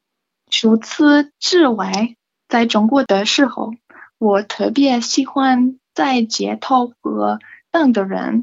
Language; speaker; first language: Chinese; non-native, learner; English